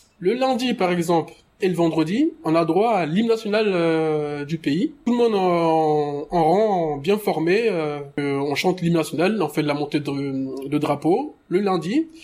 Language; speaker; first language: French; early bilingual, other home language; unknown